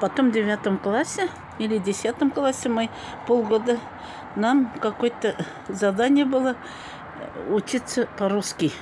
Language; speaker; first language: Russian; non-native, local second language; Tatar